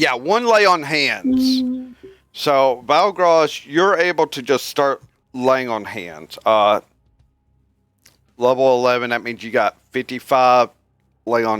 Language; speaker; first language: English; native; English